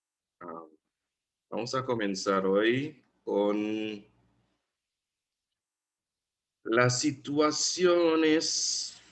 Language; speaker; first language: Spanish; non-native, fluent; English